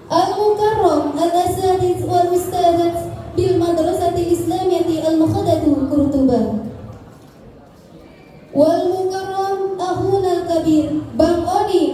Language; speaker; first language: Arabic; non-native, learner; Indonesian